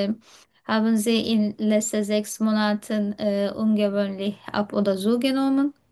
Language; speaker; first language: German; non-native, fluent; Turkish